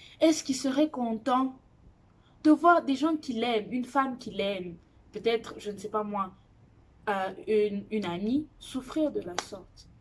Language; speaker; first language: French; non-native, local second language; Lingala